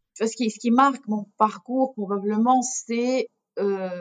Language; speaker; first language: French; non-native, fluent; Russian